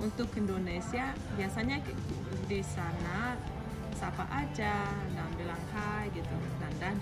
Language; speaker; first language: Indonesian; non-native, fluent; Russian